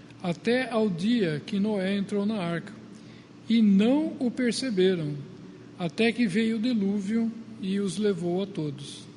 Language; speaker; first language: Portuguese; native; Portuguese